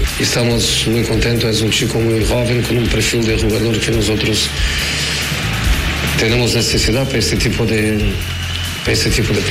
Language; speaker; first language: Spanish; non-native, fluent; Portuguese